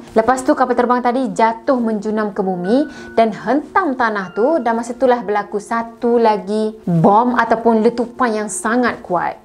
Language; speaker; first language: Malay; native; Malay